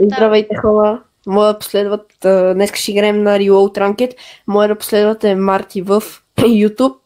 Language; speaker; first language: Bulgarian; native; Bulgarian